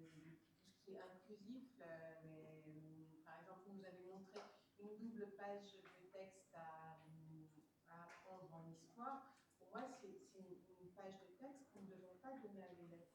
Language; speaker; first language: French; native; French